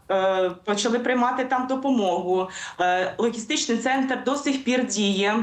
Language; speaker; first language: Ukrainian; native; Ukrainian